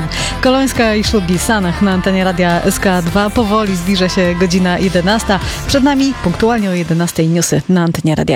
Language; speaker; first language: Polish; native; Polish